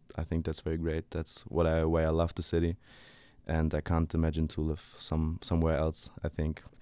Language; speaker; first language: English; non-native, fluent; German